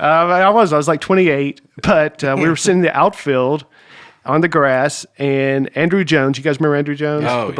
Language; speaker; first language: English; native; English